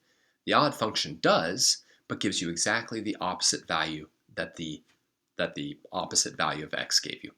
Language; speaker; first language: English; native; English